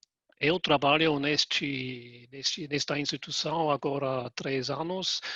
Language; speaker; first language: Portuguese; non-native, fluent; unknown